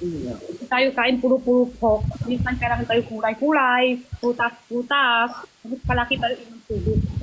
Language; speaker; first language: Filipino; non-native, learner; Chinese